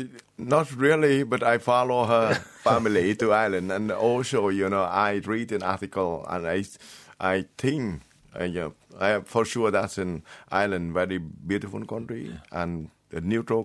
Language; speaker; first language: English; non-native, learner; Vietnamese